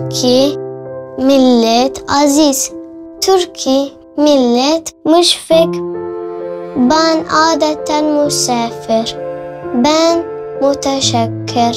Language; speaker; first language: Turkish; non-native, learner; Arabic